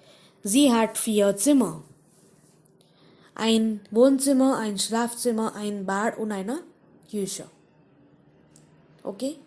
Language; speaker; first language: German; non-native, fluent; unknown